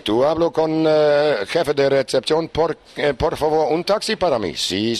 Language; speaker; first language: Spanish; non-native, learner; German